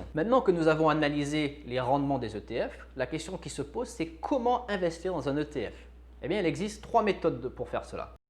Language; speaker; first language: French; native; French